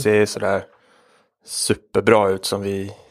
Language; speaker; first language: Swedish; native; Swedish